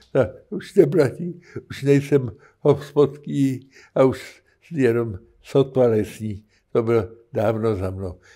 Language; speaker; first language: Czech; native; Czech